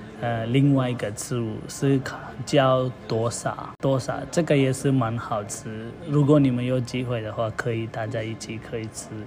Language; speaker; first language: Chinese; non-native, learner; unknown